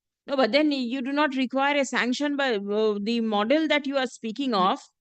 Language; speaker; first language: English; non-native, local second language; Bangla